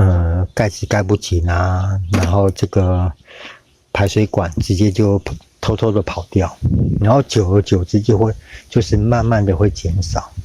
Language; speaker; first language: Chinese; native; Chinese